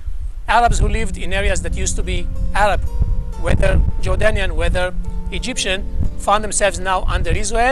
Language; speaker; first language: English; non-native, fluent; Hebrew